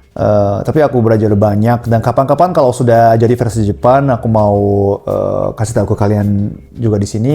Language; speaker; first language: Indonesian; non-native, fluent; Japanese